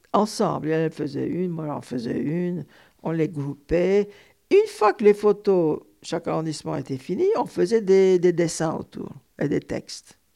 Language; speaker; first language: French; non-native, fluent; Turkish